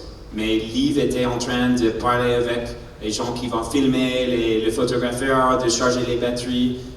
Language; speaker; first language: French; non-native, learner; English